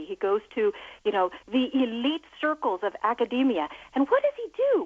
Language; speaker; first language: English; native; English